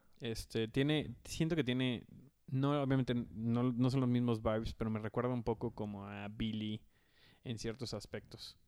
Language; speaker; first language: Spanish; native; Spanish